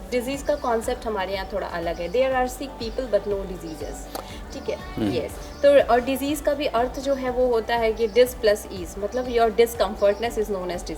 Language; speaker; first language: Hindi; native; Hindi